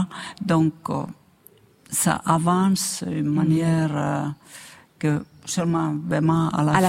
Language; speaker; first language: French; non-native, fluent; Finnish